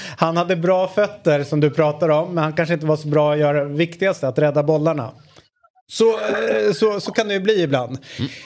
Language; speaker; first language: Swedish; native; Swedish